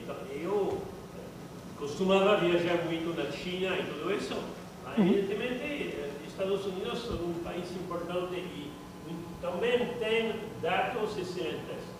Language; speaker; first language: Portuguese; non-native, learner; French